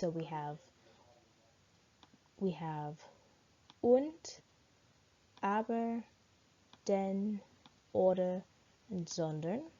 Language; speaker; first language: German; non-native, learner; English